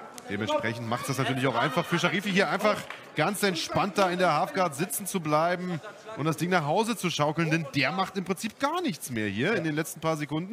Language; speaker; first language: German; native; German